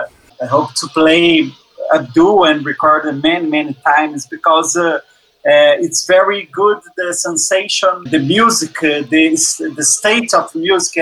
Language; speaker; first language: English; non-native, learner; Portuguese